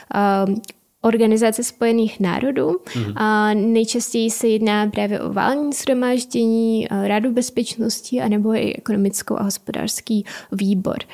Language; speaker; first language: Czech; non-native, fluent; Ukrainian